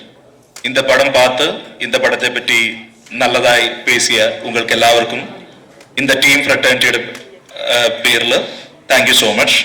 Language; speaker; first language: Tamil; non-native, learner; Malayalam